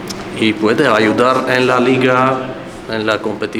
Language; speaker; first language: Spanish; non-native, learner; Armenian